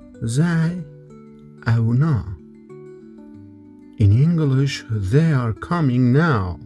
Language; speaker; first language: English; non-native, fluent; Kurdish